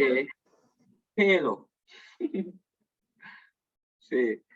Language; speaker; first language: Spanish; non-native, learner; English